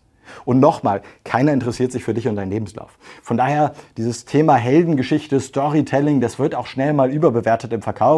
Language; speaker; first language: German; native; German